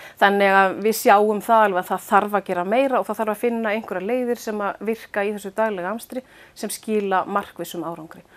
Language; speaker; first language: Icelandic; native; Icelandic